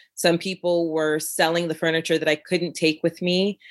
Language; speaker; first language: English; native; English